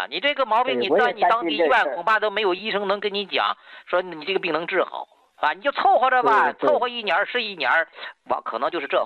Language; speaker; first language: Chinese; native; Chinese